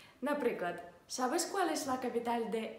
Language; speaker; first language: Spanish; non-native, fluent; Ukrainian